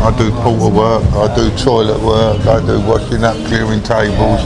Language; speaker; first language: English; native; English